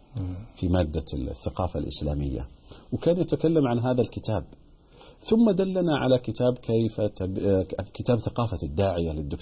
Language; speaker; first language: Arabic; native; Arabic